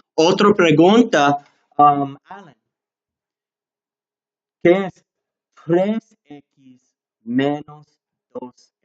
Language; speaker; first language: Spanish; non-native, learner; English